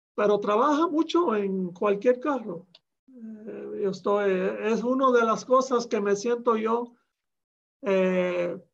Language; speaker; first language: Spanish; early bilingual, heritage; Spanish